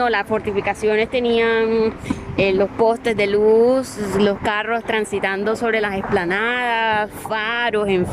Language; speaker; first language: Spanish; native; Spanish